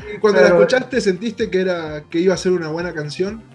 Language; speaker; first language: Spanish; native; Spanish